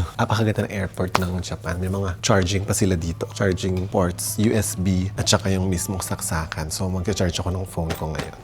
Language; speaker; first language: Filipino; native; Filipino